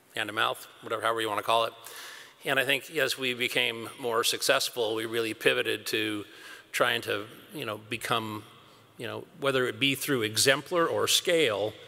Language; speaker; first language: English; native; English